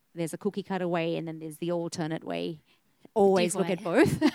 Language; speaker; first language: English; native; English